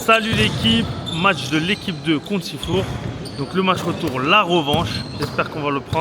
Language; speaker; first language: French; native; French